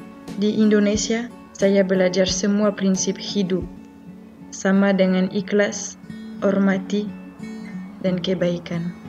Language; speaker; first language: Indonesian; non-native, fluent; French